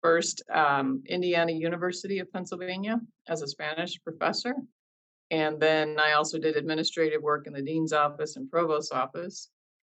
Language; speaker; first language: English; native; English